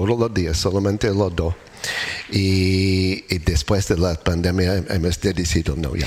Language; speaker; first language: Spanish; non-native, learner; English